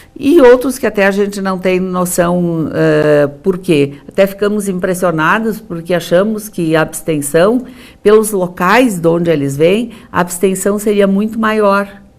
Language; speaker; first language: Portuguese; native; Portuguese